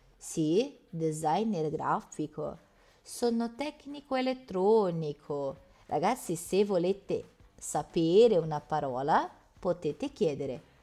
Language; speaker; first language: Italian; non-native, fluent; Portuguese